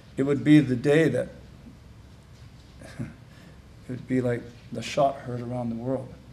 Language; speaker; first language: English; native; English